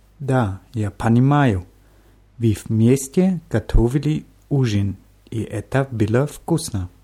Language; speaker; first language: Russian; non-native, learner; German